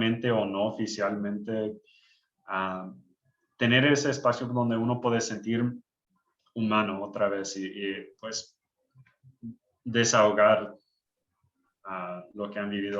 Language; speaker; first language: Spanish; early bilingual, heritage; English